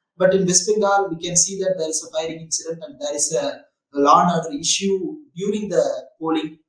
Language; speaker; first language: English; non-native, local second language; Tamil